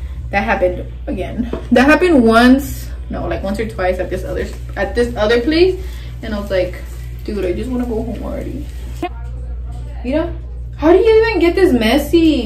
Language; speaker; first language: English; early bilingual, other home language; Spanish